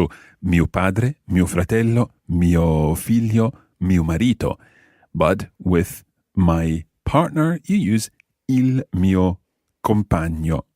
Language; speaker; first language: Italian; non-native, fluent; English